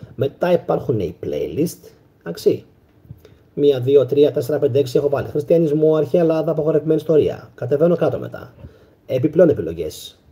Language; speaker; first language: Greek; native; Greek